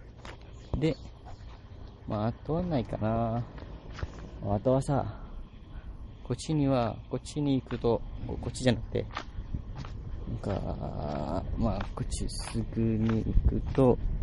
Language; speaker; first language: Japanese; non-native, learner; Malay